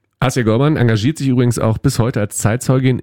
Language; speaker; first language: German; native; German